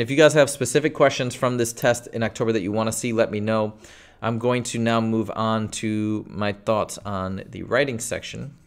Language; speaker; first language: English; native; English